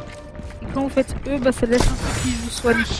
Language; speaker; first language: French; native; French